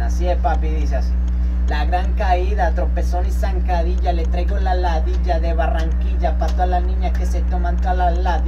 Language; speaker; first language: Spanish; native; Spanish